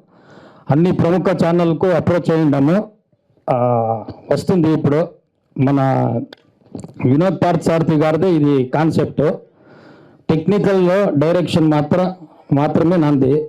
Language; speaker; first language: Telugu; non-native, local second language; Kannada